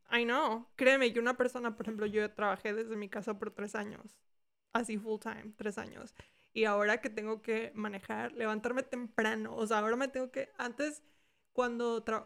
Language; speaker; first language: Spanish; early bilingual, heritage; Spanish